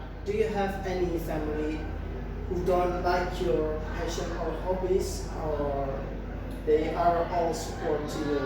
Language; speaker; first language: English; non-native, learner; Indonesian